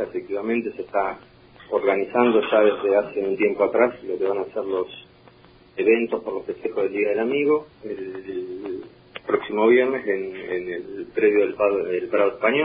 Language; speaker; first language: Spanish; native; Spanish